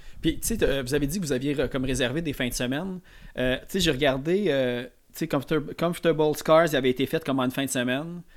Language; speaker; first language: French; native; French